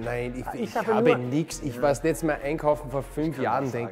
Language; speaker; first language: German; non-native, learner; English